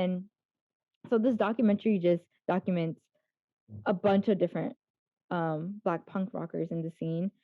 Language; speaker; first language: English; native; English